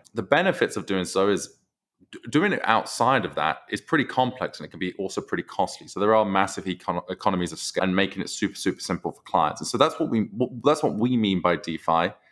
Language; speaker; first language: English; native; English